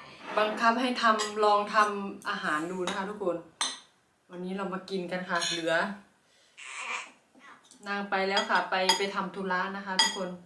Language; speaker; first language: Thai; non-native, local second language; Northeastern Thai